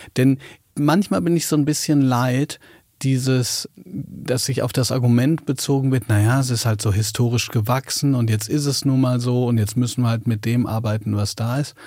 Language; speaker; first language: German; native; German